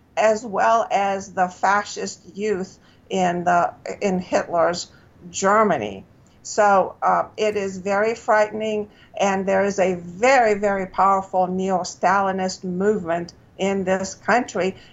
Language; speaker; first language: English; non-native, fluent; Romanian